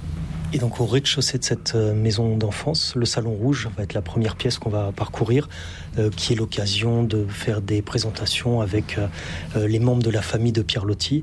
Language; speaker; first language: French; native; French